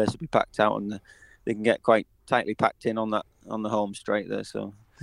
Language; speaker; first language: English; native; English